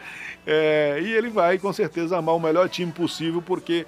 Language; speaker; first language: Portuguese; native; Portuguese